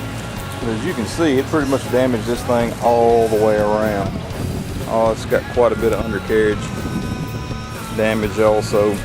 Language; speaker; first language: English; native; English